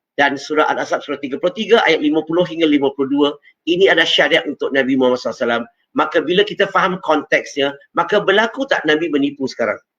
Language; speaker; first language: Malay; non-native, local second language; Chinese